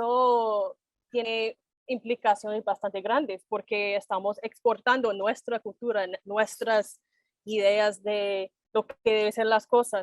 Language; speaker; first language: Spanish; non-native, fluent; English